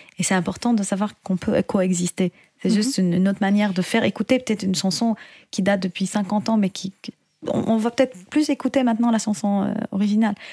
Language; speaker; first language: French; non-native, fluent; Arabic